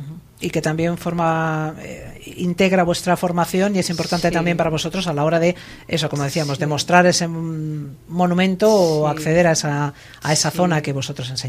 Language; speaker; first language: Spanish; native; Spanish